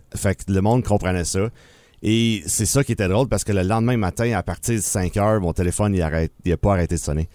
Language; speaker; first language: French; native; French